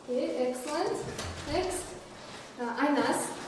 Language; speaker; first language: English; non-native, learner; Kazakh